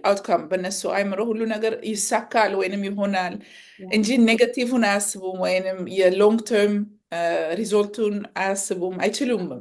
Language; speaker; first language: Amharic; early bilingual, heritage; Amharic